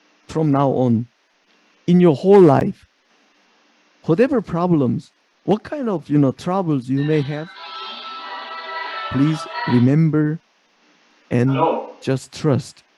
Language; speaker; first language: English; non-native, fluent; Korean